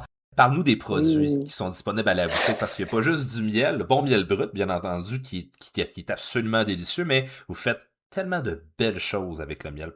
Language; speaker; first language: French; native; French